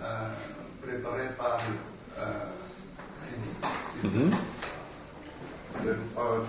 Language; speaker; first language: French; non-native, learner; Japanese